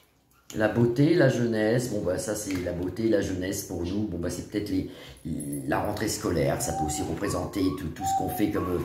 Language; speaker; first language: French; native; French